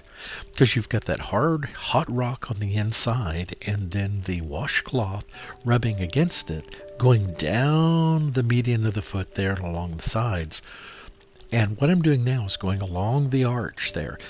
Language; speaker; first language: English; native; English